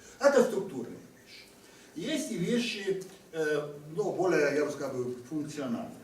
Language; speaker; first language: Russian; non-native, fluent; Hungarian